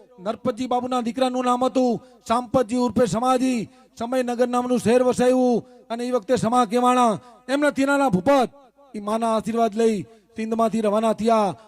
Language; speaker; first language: Gujarati; non-native, local second language; Kachhi